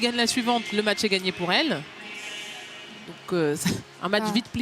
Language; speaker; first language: French; native; French